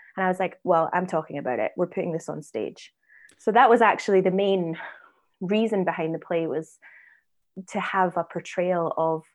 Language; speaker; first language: English; native; English